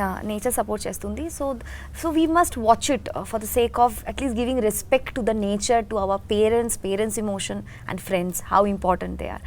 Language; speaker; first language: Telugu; non-native, learner; Bangla